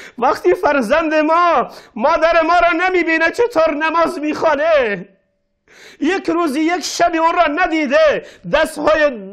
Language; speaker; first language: Persian; non-native, local second language; Baluchi